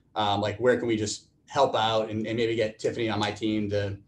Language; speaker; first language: English; native; English